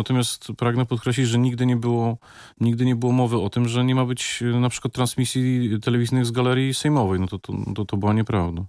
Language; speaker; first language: Polish; native; Polish